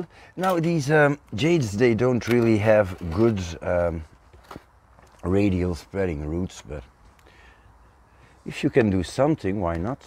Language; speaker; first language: English; non-native, fluent; Dutch